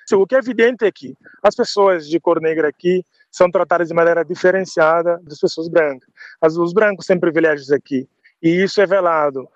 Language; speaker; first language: Portuguese; non-native, local second language; Upper Guinea Crioulo